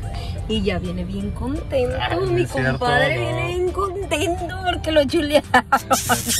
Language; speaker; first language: Spanish; native; Spanish